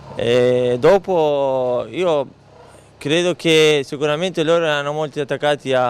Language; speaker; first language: Italian; non-native, fluent; Spanish